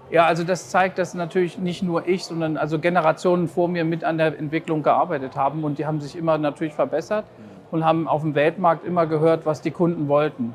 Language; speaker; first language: German; native; German